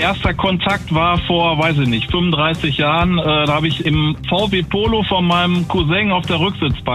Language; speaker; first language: German; native; German